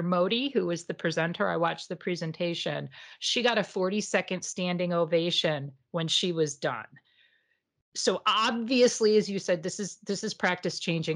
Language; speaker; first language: English; native; English